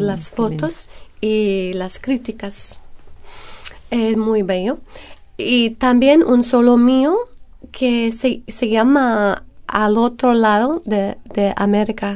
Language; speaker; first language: Spanish; non-native, fluent; English